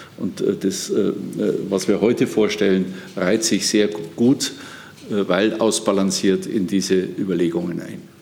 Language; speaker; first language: German; native; German